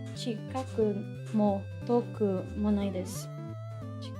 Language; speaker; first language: Japanese; non-native, learner; Filipino